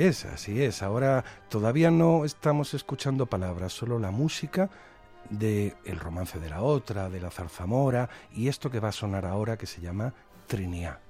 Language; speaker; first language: Spanish; native; Spanish